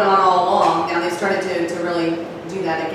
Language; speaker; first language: English; native; English